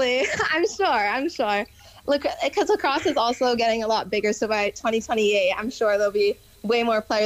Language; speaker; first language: English; native; English